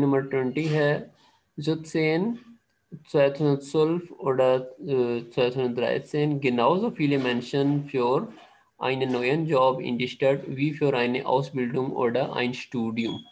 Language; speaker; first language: German; non-native, fluent; Urdu